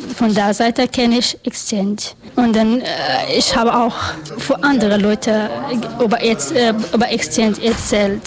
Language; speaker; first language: German; non-native, learner; Persian